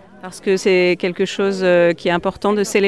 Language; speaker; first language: French; native; French